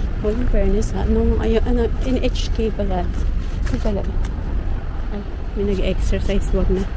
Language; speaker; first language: Filipino; native; Filipino